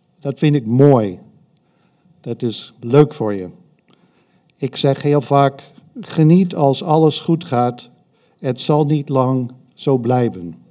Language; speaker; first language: Dutch; non-native, fluent; English